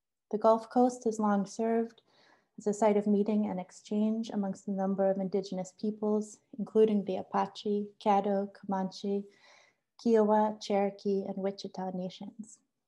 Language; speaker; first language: English; native; English